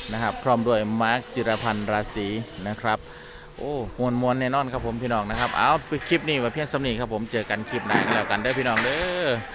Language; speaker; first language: Thai; native; Thai